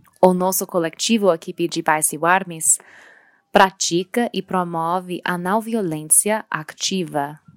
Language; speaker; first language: Portuguese; non-native, fluent; English